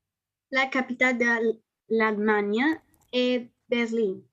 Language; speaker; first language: French; non-native, learner; Romanian